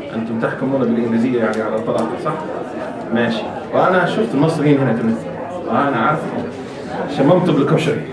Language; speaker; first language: Arabic; non-native, fluent; English